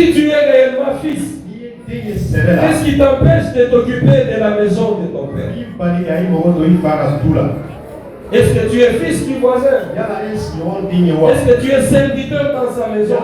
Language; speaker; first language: French; non-native, local second language; Bambara